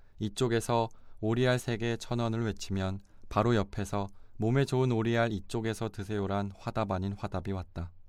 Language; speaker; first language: Korean; native; Korean